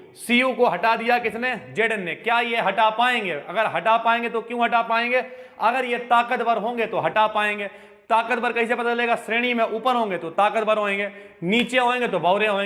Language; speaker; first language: Hindi; native; Hindi